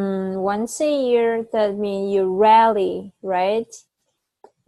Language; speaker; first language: English; non-native, fluent; Vietnamese